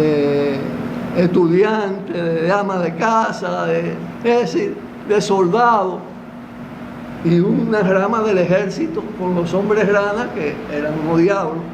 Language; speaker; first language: Spanish; native; Spanish